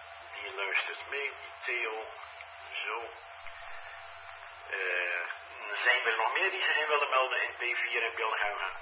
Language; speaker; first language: Dutch; native; Dutch